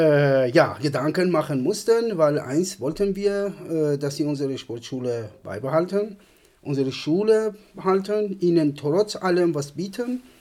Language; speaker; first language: German; non-native, fluent; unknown